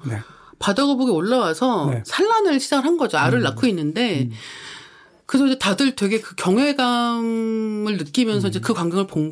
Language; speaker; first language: Korean; native; Korean